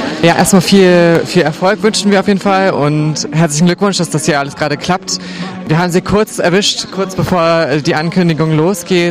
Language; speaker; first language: German; native; German